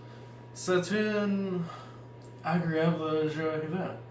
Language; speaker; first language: French; non-native, learner; English